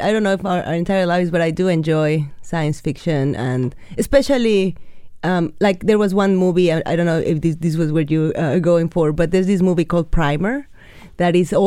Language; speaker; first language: English; non-native, fluent; Spanish